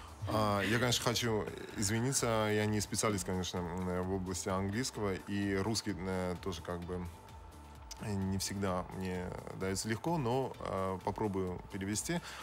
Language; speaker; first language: Russian; native; Russian